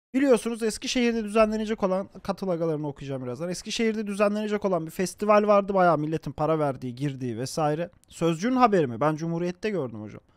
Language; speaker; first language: Turkish; native; Turkish